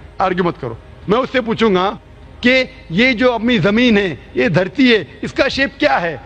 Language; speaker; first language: Urdu; non-native, local second language; Konkani